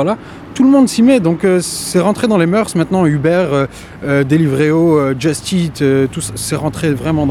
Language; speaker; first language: French; native; French